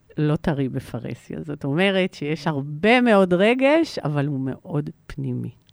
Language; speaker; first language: Hebrew; native; Hebrew